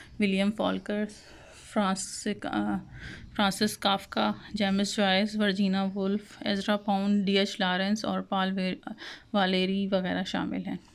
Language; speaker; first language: Urdu; non-native, local second language; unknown